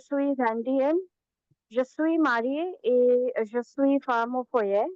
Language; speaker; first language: French; non-native, learner; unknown